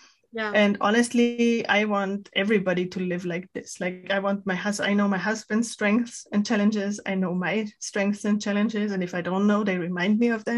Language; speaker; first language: English; non-native, fluent; German